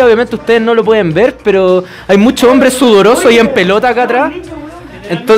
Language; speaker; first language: Spanish; native; Spanish